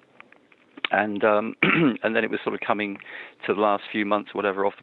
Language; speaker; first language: English; native; English